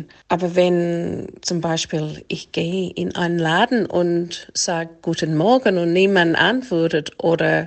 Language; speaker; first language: German; non-native, fluent; English